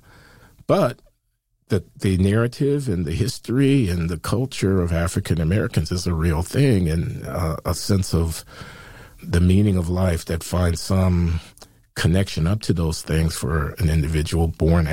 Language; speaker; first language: English; native; English